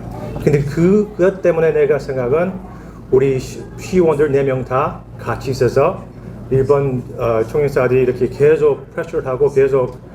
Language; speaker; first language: Korean; early bilingual, heritage; Korean